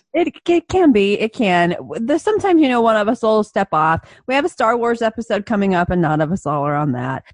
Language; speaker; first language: English; native; English